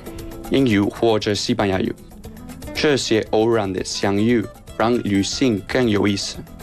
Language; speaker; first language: Chinese; non-native, fluent; Spanish